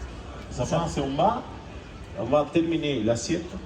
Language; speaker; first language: French; non-native, learner; Italian